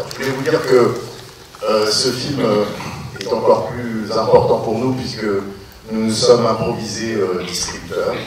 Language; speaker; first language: French; native; French